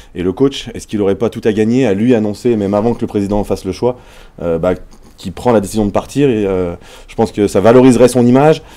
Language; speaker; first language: French; native; French